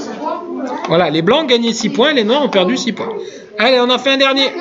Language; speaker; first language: French; native; French